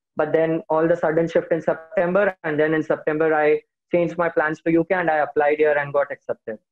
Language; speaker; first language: English; non-native, local second language; Hindi